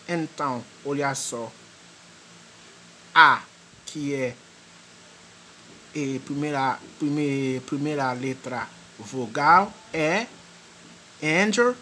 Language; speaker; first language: Portuguese; non-native, fluent; French